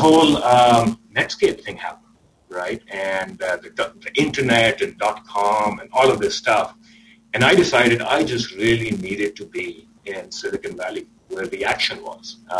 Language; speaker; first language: English; non-native, local second language; Urdu